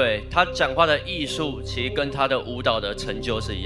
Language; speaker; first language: Chinese; native; Chinese